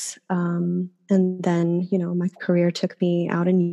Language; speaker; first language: English; non-native, fluent; Swedish